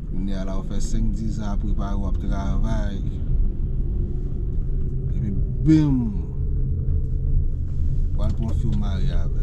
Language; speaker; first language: French; non-native, learner; Haitian Creole